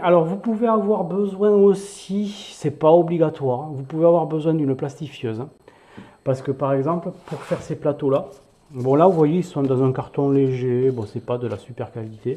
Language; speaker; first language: French; native; French